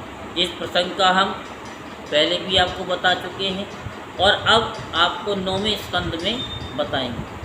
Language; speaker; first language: Hindi; native; Hindi